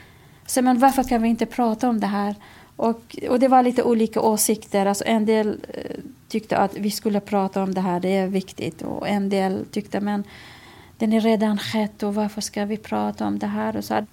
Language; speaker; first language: Swedish; non-native, fluent; Kurdish